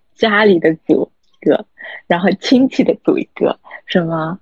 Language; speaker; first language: Chinese; native; Chinese